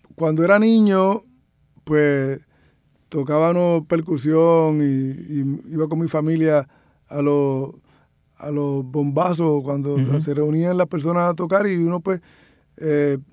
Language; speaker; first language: Spanish; native; Spanish